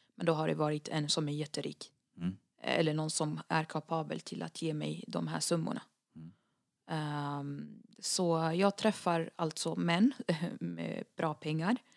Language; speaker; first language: Swedish; early bilingual, other home language; Arabic